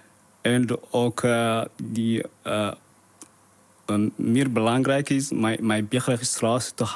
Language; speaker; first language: Dutch; non-native, learner; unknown